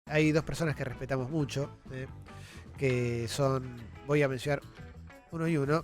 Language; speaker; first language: Spanish; native; Spanish